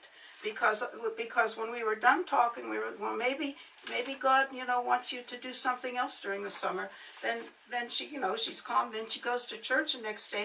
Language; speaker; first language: English; native; English